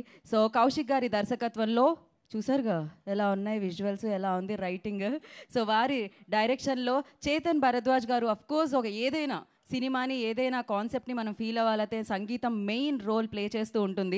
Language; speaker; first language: Telugu; native; Telugu